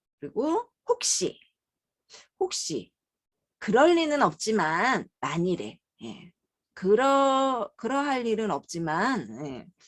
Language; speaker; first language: Korean; native; Korean